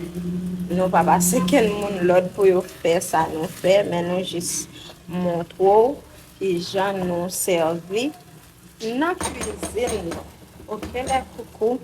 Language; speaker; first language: French; non-native, local second language; Haitian Creole